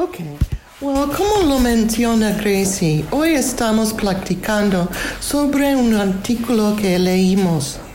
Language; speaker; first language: Spanish; non-native, learner; English